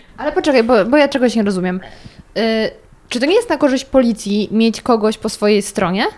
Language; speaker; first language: Polish; native; Polish